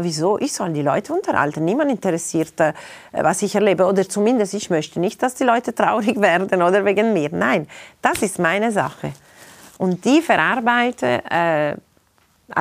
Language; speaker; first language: German; non-native, local second language; Italian